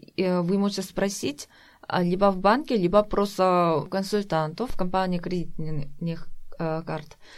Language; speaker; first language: Russian; non-native, fluent; Korean